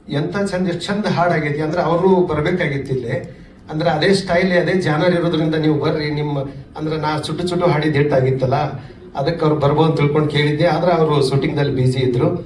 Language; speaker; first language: Kannada; native; Kannada